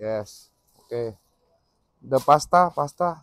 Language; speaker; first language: English; non-native, learner; Javanese